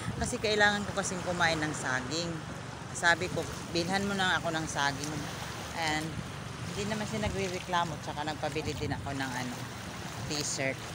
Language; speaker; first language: Filipino; non-native, local second language; Surigaonon